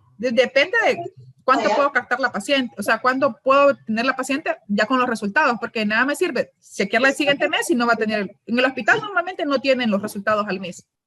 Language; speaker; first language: Spanish; native; Spanish